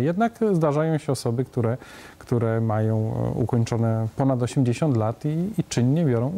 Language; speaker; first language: Polish; native; Polish